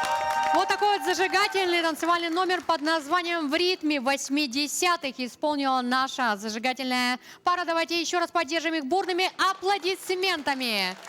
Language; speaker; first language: Russian; native; Russian